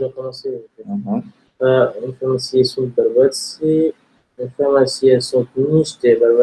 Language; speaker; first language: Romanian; non-native, learner; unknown